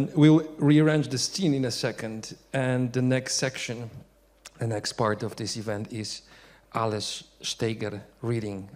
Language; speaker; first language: English; non-native, fluent; Polish